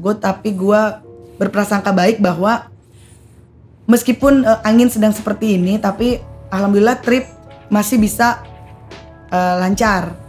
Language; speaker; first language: Indonesian; native; Indonesian